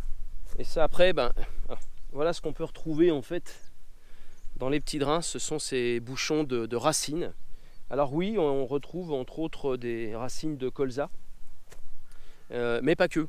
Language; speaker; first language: French; native; French